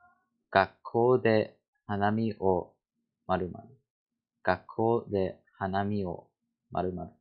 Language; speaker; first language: Japanese; non-native, learner; English